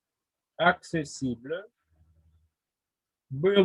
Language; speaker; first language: French; non-native, fluent; Russian